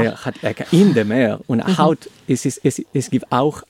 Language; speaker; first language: German; non-native, learner; Spanish